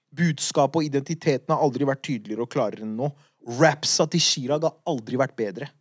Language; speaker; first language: Norwegian; early bilingual, other home language; Kurdish